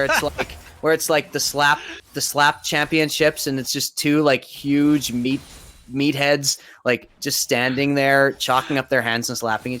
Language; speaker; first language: English; native; English